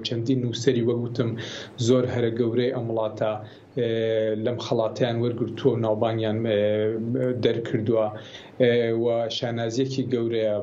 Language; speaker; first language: Central Kurdish; non-native, local second language; Gurani